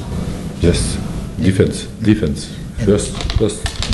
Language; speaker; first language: English; non-native, learner; Lithuanian